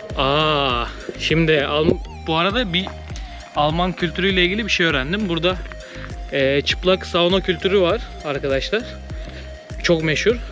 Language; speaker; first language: Turkish; native; Turkish